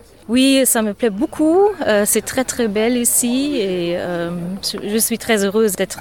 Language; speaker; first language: French; non-native, learner; German